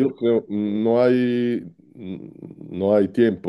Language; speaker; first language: Spanish; non-native, learner; Italian